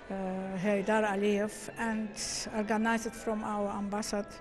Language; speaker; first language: English; non-native, learner; Azerbaijani